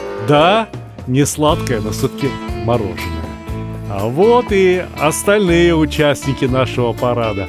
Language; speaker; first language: Russian; native; Russian